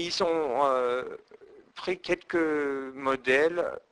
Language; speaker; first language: French; non-native, fluent; English